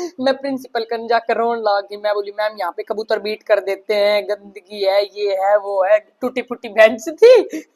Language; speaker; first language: Hindi; native; Hindi